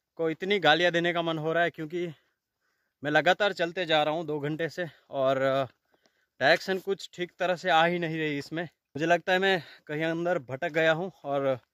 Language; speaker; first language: Hindi; non-native, local second language; Kachhi